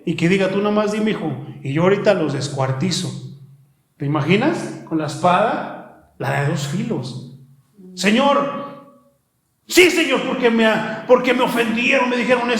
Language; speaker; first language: Spanish; native; Spanish